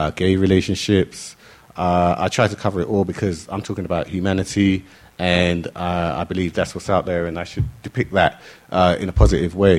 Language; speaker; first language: English; native; English